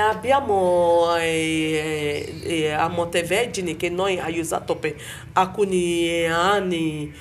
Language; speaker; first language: Italian; non-native, learner; Bini